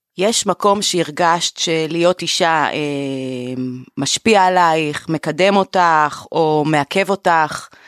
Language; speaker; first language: Hebrew; native; Hebrew